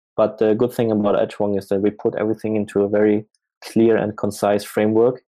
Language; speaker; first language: English; non-native, fluent; German